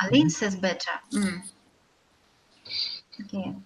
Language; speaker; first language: English; non-native, learner; Russian